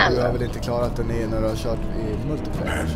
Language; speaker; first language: Swedish; native; Swedish